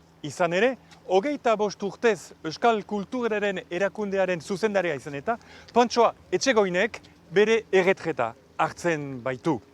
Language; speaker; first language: Basque; native; Basque